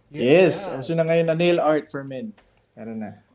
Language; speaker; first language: Filipino; native; Filipino